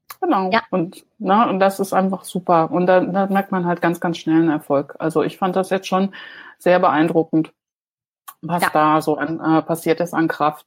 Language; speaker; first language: German; native; German